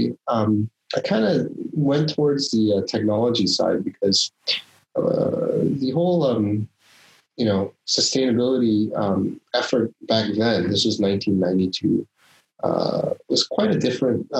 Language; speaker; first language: English; non-native, local second language; Korean